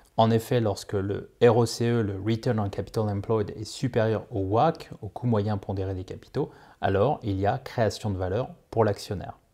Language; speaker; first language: French; native; French